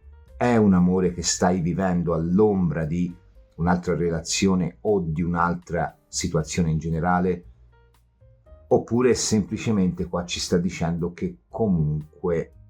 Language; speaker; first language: Italian; native; Italian